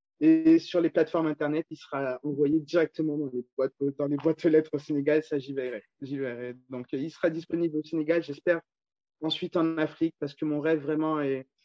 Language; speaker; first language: French; native; French